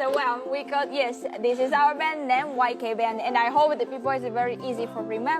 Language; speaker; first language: English; non-native, learner; Chinese